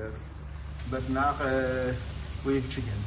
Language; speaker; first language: English; non-native, learner; French